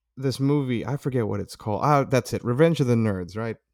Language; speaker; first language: English; early bilingual, other home language; Filipino